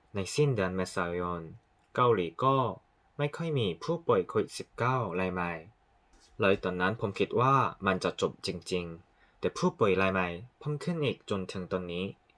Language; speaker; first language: Thai; non-native, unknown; Korean